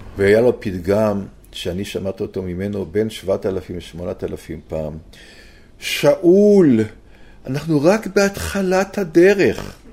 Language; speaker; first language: Hebrew; native; Hebrew